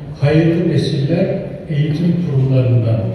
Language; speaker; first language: Turkish; native; Turkish